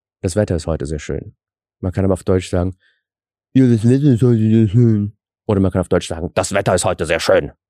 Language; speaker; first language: German; early bilingual, other home language; Russian